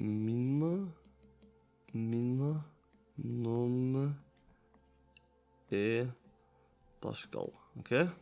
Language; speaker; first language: Portuguese; non-native, learner; German